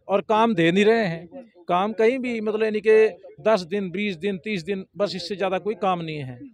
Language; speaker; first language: Hindi; native; Hindi